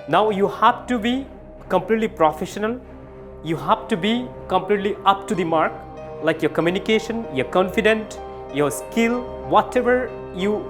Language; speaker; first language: English; non-native, local second language; Bangla